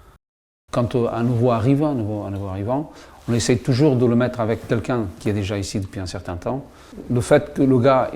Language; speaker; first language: French; native; French